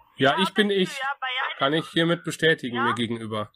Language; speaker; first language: German; native; German